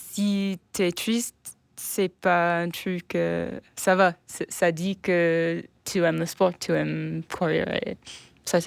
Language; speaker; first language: French; non-native, fluent; English